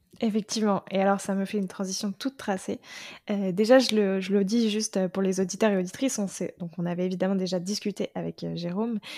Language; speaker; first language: French; native; French